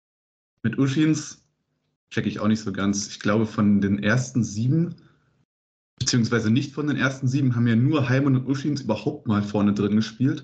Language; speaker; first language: German; native; German